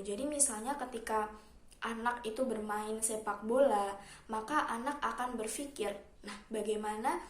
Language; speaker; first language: Indonesian; native; Indonesian